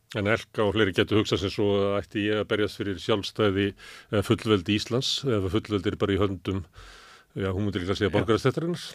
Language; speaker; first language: Icelandic; native; Icelandic